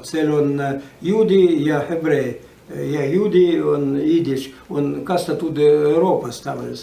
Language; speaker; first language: Estonian; non-native, learner; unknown